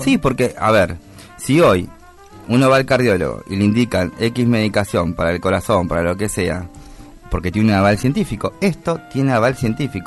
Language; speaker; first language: Spanish; native; Spanish